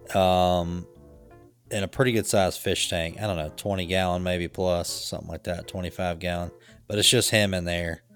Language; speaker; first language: English; native; English